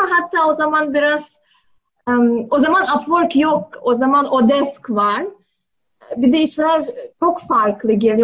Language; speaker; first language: Turkish; non-native, learner; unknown